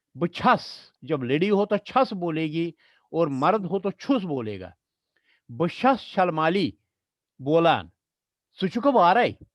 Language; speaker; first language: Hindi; non-native, local second language; Kashmiri